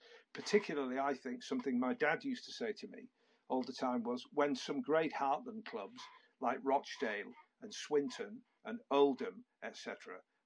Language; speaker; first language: English; native; English